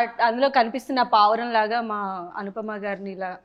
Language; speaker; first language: Telugu; native; Telugu